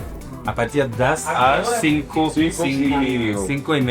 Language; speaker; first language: Portuguese; non-native, learner; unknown